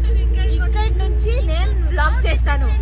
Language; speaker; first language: Telugu; non-native, learner; Kannada